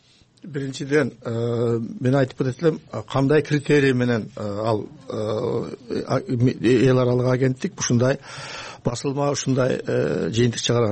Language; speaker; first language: Kyrgyz; native; Kyrgyz